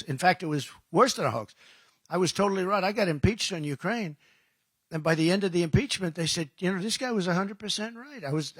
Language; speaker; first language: English; native; English